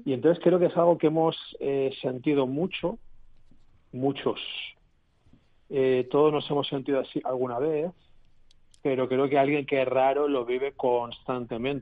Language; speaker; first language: Spanish; native; Spanish